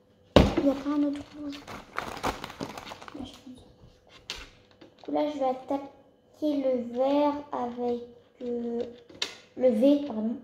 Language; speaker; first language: French; early bilingual, other home language; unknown